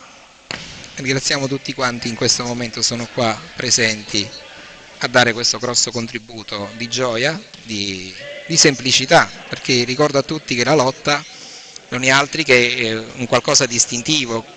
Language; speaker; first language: Italian; native; Italian